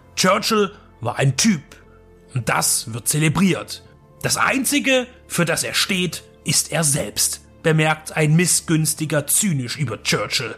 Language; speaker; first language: German; native; German